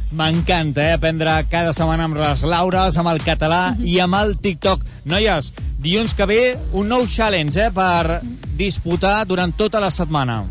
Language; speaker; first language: Catalan; native; Catalan